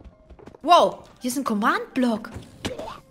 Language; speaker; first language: German; native; German